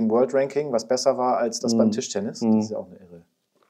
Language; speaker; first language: German; native; German